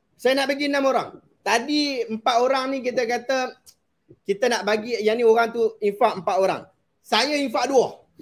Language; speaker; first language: Malay; native; Malay